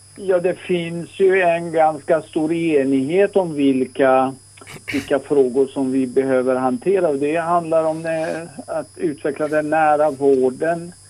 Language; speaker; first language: Swedish; non-native, fluent; Persian